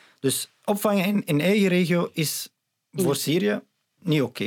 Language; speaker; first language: Dutch; non-native, fluent; Arabic